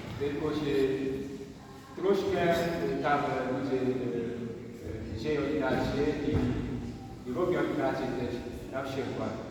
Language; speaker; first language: Polish; non-native, learner; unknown